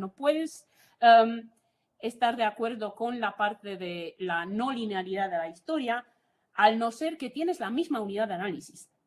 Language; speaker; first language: Spanish; non-native, fluent; Romanian